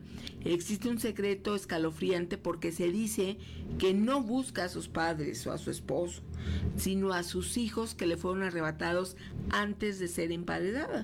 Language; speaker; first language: Spanish; native; Spanish